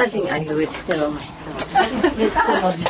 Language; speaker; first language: English; non-native, fluent; Vietnamese